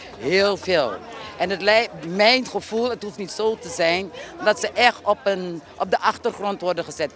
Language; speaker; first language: Dutch; native; Dutch